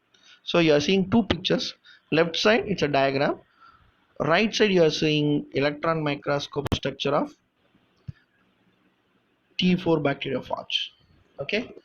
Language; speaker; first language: English; non-native, local second language; Tamil